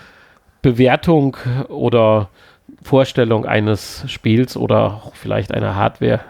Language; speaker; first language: German; native; German